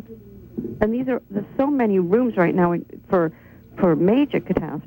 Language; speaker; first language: English; native; English